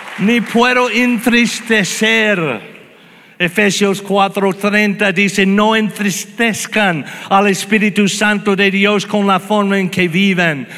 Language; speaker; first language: Spanish; non-native, fluent; English